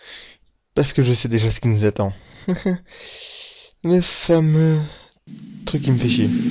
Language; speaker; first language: French; native; French